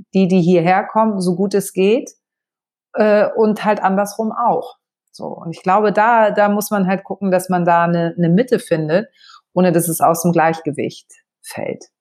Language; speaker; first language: German; early bilingual, other home language; Greek